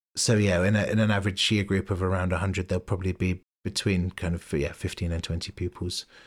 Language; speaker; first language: English; native; English